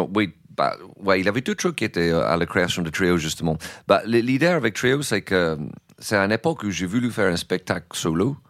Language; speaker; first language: French; non-native, fluent; English